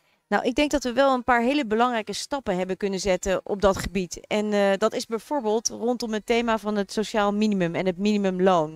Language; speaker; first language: Dutch; native; Dutch